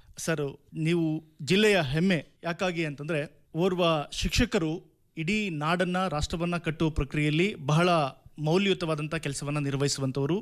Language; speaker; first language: Kannada; native; Kannada